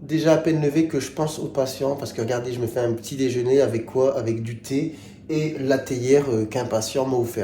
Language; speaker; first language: French; native; French